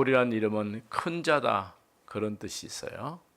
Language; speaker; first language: Korean; native; Korean